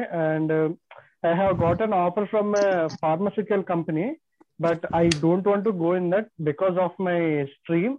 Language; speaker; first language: English; non-native, local second language; Telugu